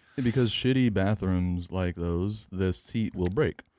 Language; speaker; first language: English; early bilingual, other home language; Filipino